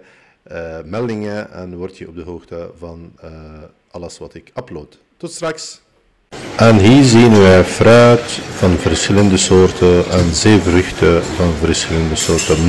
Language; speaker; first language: Dutch; non-native, fluent; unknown